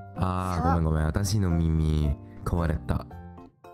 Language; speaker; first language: Japanese; non-native, learner; Indonesian